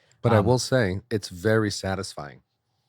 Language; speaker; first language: English; native; English